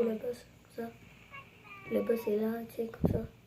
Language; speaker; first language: French; native; French